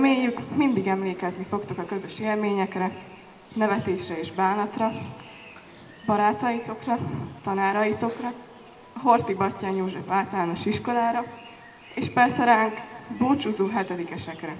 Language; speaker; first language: Hungarian; native; Hungarian